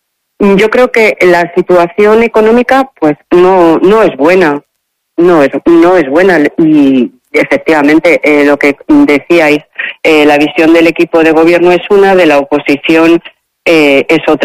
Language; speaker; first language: Spanish; native; Spanish